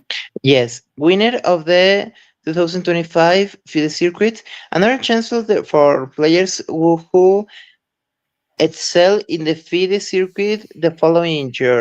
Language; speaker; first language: English; non-native, learner; Spanish